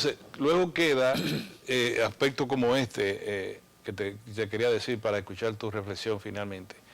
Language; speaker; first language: Spanish; native; Spanish